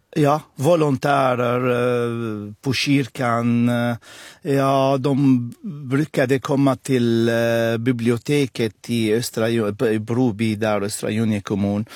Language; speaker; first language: Swedish; non-native, fluent; Arabic